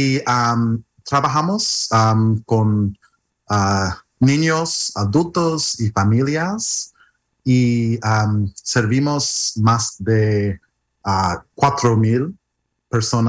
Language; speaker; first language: Spanish; non-native, learner; English